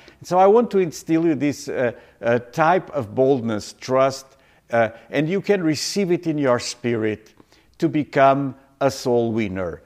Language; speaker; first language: English; non-native, fluent; Portuguese